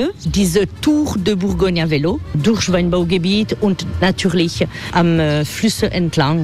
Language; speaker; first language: German; non-native, fluent; French